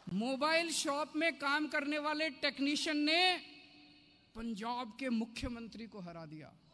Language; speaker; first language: Hindi; native; Hindi